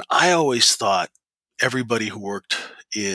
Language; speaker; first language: English; native; English